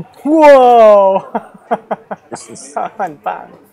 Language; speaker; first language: Chinese; non-native, learner; English